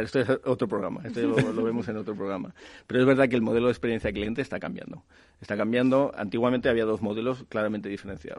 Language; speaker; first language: Spanish; native; Spanish